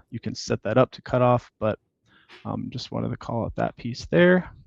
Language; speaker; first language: English; native; English